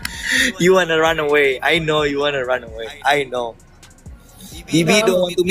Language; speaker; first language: English; non-native, learner; Indonesian